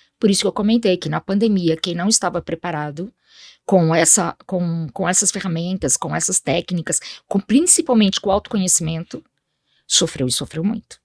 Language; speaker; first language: Portuguese; early bilingual, other home language; Spanish